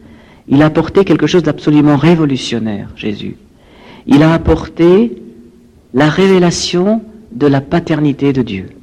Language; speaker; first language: French; native; French